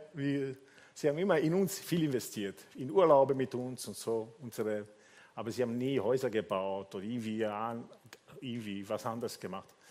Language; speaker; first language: German; non-native, fluent; Italian